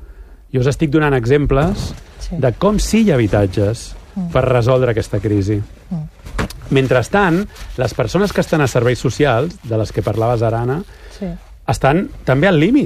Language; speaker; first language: Catalan; native; Catalan